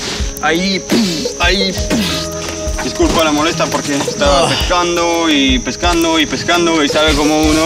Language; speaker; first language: Spanish; non-native, fluent; French